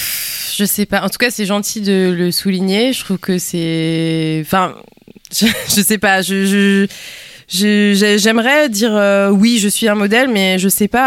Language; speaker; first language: French; early bilingual, other home language; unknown